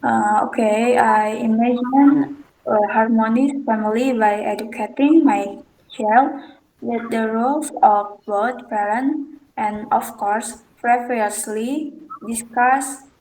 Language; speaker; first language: English; non-native, learner; Indonesian